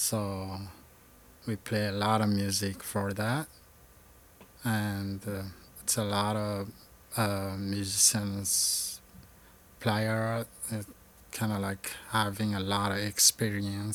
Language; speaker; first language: English; non-native, learner; Malagasy